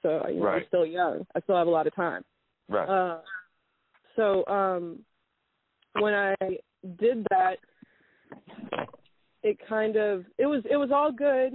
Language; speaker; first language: English; native; English